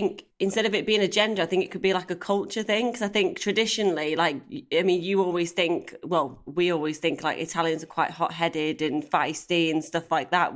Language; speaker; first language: English; native; English